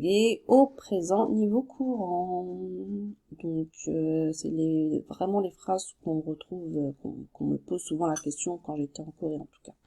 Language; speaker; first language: French; native; French